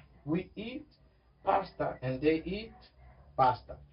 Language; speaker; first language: English; non-native, fluent; Spanish